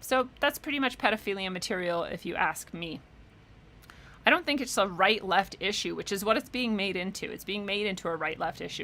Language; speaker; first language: English; native; English